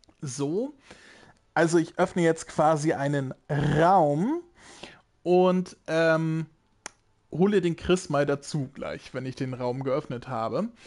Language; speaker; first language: German; native; German